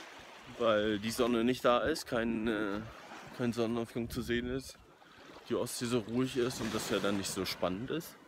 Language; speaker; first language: German; native; German